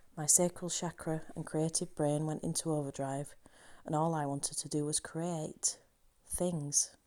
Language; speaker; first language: English; native; English